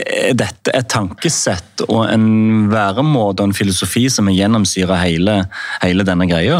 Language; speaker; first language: Norwegian; native; Norwegian